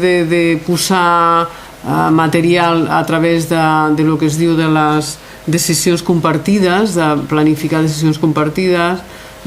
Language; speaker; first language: Catalan; native; Catalan